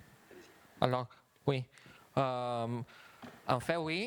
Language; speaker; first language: French; non-native, fluent; Bulgarian